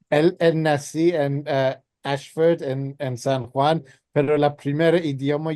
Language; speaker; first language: Spanish; non-native, learner; English